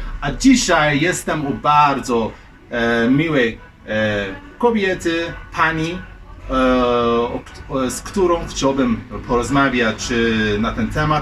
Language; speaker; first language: Polish; non-native, learner; Persian